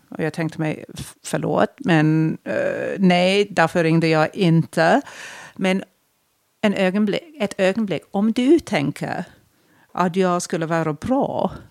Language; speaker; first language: Swedish; non-native, fluent; English